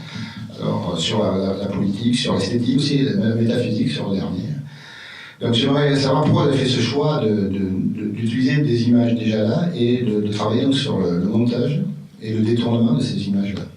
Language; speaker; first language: French; native; French